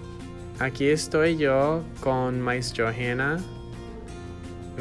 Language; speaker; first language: Spanish; non-native, fluent; English